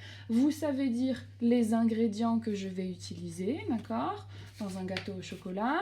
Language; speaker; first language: French; native; French